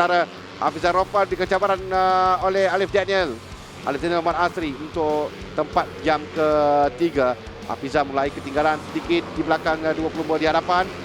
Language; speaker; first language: Malay; native; Malay